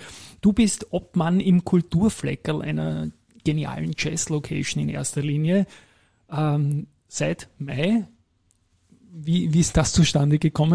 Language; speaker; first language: German; native; German